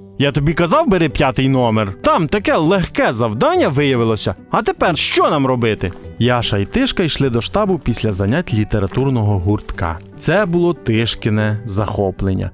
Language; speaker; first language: Ukrainian; native; Ukrainian